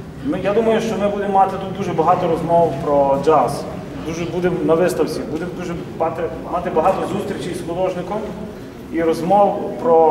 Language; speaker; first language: Ukrainian; native; Ukrainian